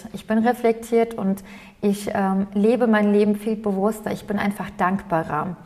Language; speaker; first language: German; early bilingual, other home language; Turkish